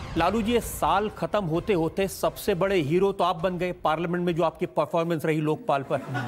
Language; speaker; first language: Hindi; native; Hindi